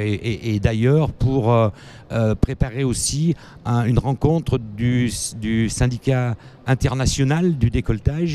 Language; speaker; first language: French; native; French